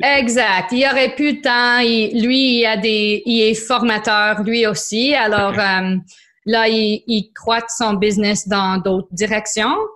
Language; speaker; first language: French; non-native, local second language; English